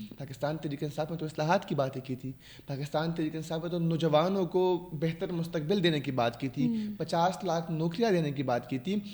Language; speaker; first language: Urdu; non-native, local second language; Pashto